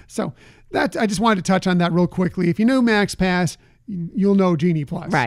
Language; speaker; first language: English; native; English